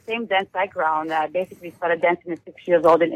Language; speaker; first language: English; non-native, fluent; Italian